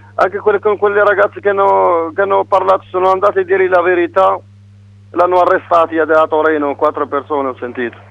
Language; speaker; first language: Italian; non-native, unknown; Arabic